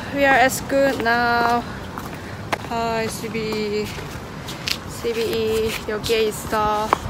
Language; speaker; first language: English; non-native, learner; Cantonese